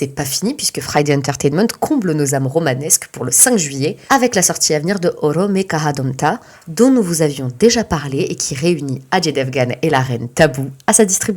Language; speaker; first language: French; native; French